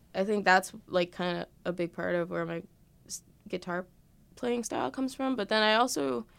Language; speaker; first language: English; native; English